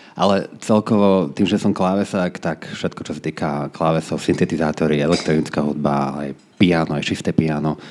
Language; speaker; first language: Slovak; native; Slovak